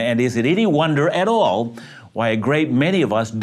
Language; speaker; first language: English; native; English